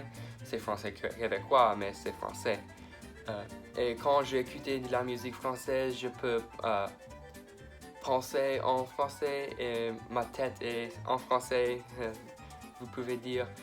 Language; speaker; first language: French; non-native, learner; English